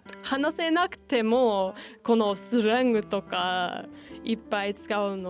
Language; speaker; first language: Japanese; non-native, fluent; English